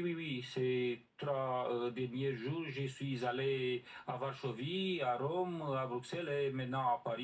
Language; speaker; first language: French; non-native, learner; Romanian